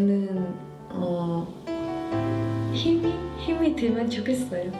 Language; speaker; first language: Korean; non-native, learner; Khmer